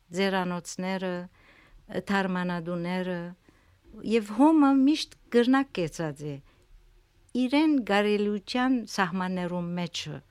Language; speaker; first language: Armenian; early bilingual, heritage; Armenian